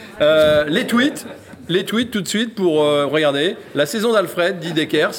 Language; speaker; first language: French; native; French